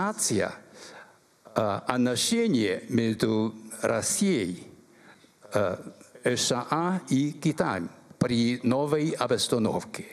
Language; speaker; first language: Russian; non-native, learner; Chinese